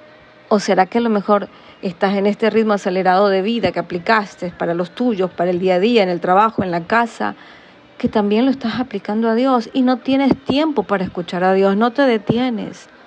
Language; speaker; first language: Spanish; native; Spanish